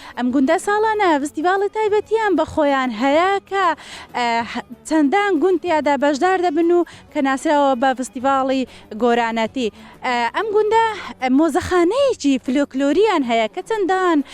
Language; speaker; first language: Central Kurdish; native; Central Kurdish